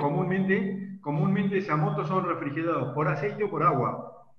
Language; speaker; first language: Spanish; native; Spanish